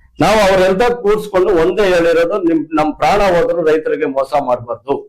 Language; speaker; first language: Kannada; native; Kannada